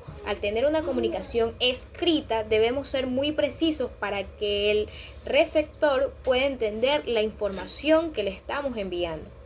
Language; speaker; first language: Spanish; native; Spanish